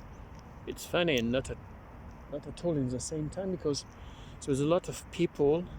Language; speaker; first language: English; non-native, learner; French